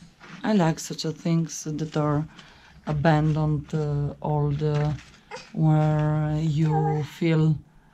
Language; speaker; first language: English; non-native, fluent; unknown